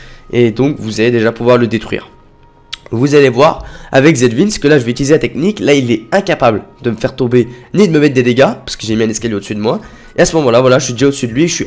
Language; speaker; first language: French; native; French